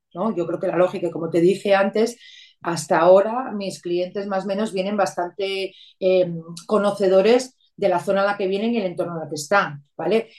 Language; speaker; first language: Spanish; native; Spanish